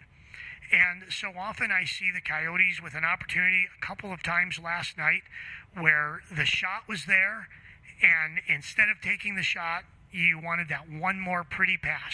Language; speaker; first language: English; native; English